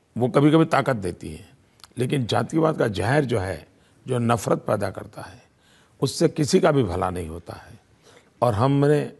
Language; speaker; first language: Hindi; non-native, local second language; Gujarati